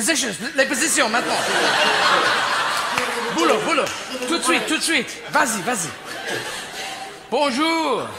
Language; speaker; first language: French; non-native, fluent; English